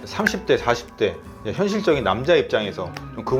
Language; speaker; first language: Korean; native; Korean